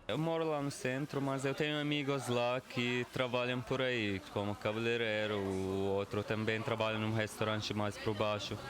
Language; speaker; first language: Portuguese; non-native, learner; Arabic